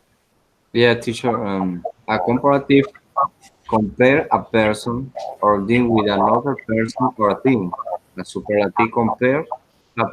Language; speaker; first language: English; non-native, learner; Spanish